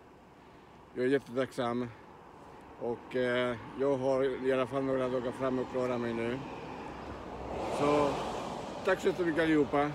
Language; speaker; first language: Swedish; non-native, learner; Spanish